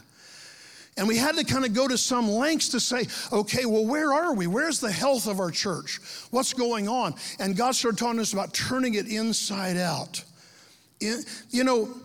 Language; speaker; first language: English; native; English